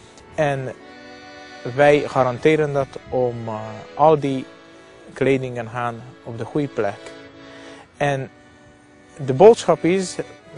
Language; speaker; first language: Dutch; non-native, fluent; Hungarian